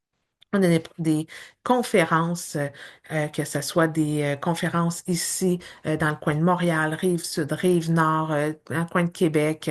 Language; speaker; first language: French; native; French